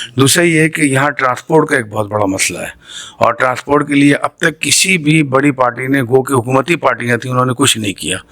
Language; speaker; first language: Urdu; native; Urdu